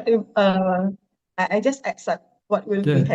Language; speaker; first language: English; non-native, learner; Indonesian